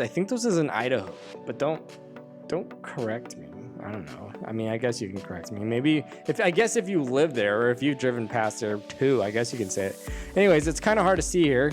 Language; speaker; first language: English; native; English